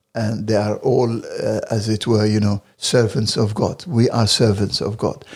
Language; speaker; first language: English; non-native, fluent; Arabic